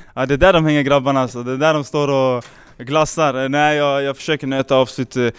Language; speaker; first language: Swedish; early bilingual, other home language; Serbian